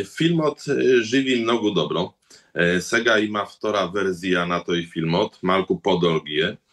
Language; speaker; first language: Macedonian; early bilingual, heritage; Macedonian